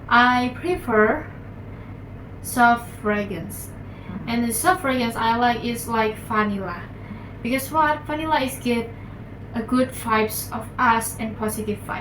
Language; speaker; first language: English; non-native, learner; Indonesian